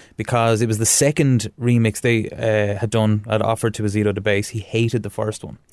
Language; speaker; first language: English; native; English